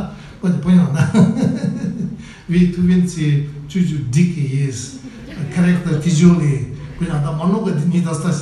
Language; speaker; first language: Russian; non-native, learner; Tibetan